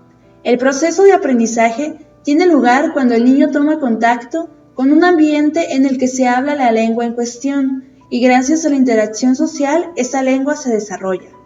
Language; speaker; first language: Spanish; native; Spanish